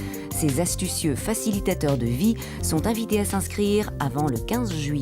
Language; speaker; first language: French; native; French